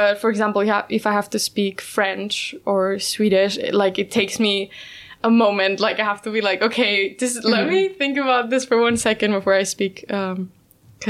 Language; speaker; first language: English; non-native, fluent; Spanish